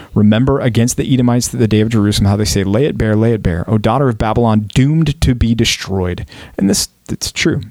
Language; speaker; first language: English; native; English